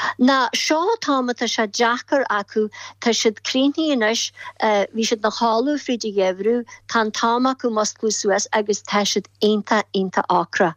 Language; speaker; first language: Irish; native; Irish